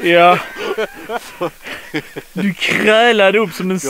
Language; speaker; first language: Swedish; native; Swedish